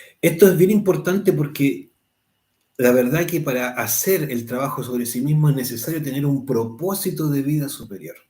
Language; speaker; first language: Spanish; native; Spanish